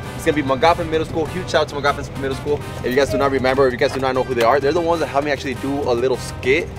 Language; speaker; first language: English; native; English